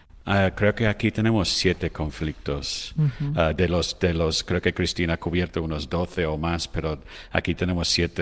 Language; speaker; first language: Spanish; non-native, fluent; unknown